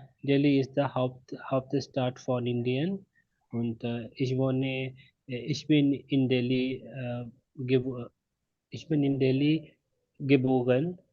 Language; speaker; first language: German; non-native, learner; Hindi